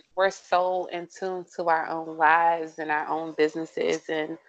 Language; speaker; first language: English; native; English